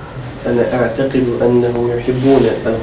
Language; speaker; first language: Arabic; non-native, learner; Bosnian